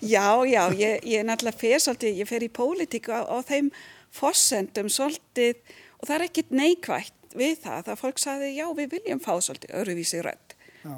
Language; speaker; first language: Icelandic; non-native, fluent; German